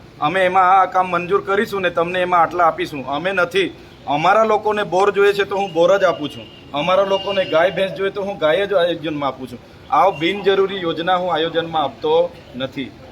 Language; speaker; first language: Gujarati; non-native, local second language; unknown